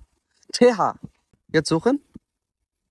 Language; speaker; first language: German; non-native, learner; Bangla